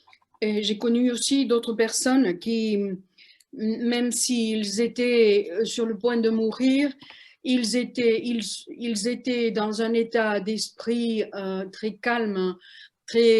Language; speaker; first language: French; non-native, fluent; Spanish